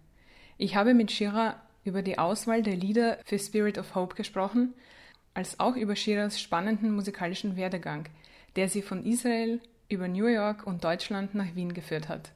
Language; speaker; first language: German; native; German